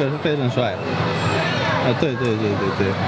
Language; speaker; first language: Chinese; non-native, learner; Japanese